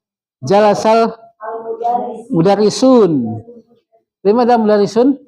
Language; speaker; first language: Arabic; non-native, fluent; Indonesian